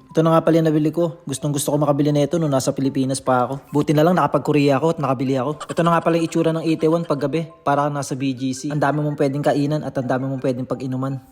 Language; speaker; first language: Filipino; native; Filipino